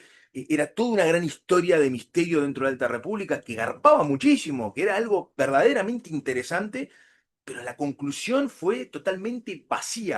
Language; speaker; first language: Spanish; native; Spanish